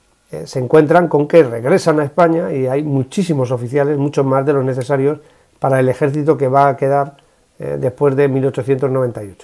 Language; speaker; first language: Spanish; native; Spanish